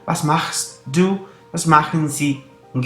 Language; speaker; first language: German; non-native, fluent; Spanish